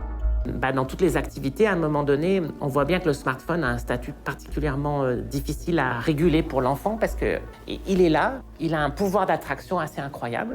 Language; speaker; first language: French; native; French